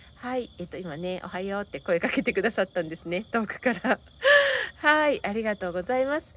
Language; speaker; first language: Japanese; native; Japanese